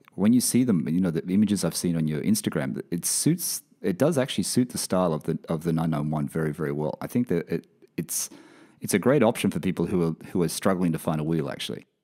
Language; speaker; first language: English; native; English